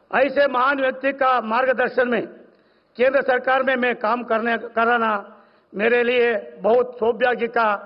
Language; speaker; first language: Hindi; non-native, local second language; Kannada